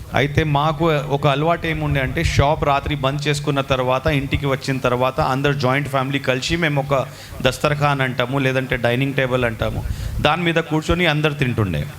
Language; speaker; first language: Telugu; non-native, local second language; Urdu